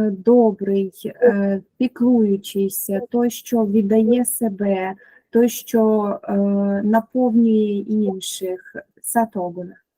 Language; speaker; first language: Ukrainian; native; Ukrainian